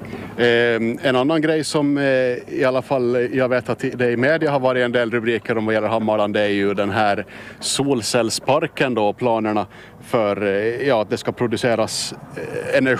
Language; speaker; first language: Swedish; native; Swedish